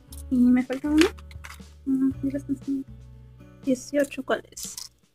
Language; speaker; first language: Spanish; early bilingual, heritage; Spanish